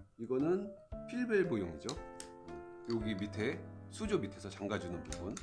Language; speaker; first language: Korean; native; Korean